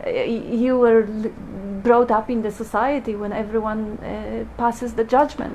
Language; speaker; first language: English; non-native, fluent; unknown